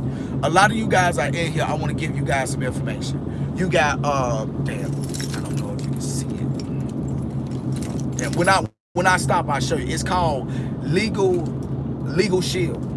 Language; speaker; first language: English; native; English